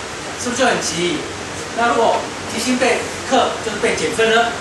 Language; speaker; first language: Chinese; native; Chinese